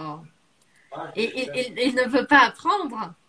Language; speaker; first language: French; non-native, fluent; Portuguese